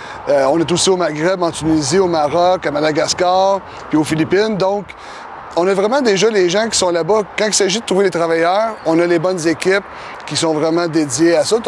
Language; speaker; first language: French; native; French